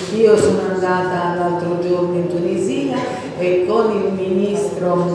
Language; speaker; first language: Italian; native; Italian